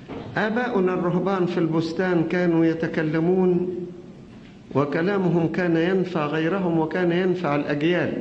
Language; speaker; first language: Arabic; native; Arabic